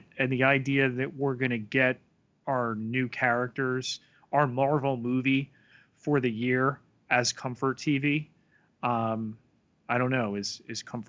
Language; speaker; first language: English; native; English